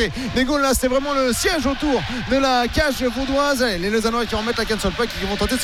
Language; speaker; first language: French; native; French